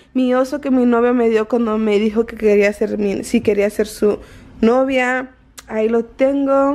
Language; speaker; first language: Spanish; early bilingual, heritage; Spanish